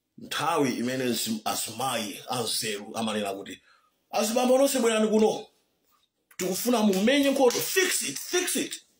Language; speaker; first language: Nyanja; native; Nyanja